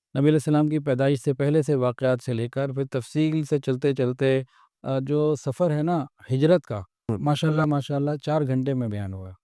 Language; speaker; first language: Urdu; native; Urdu